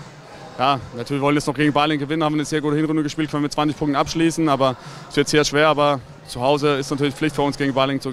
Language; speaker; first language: German; native; German